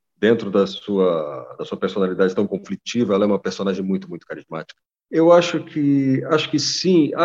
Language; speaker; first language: Portuguese; native; Portuguese